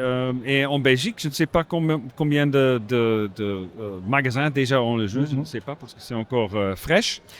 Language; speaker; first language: French; non-native, local second language; Dutch